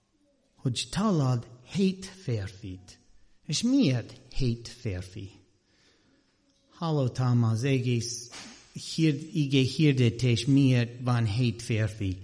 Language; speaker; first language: Hungarian; non-native, learner; English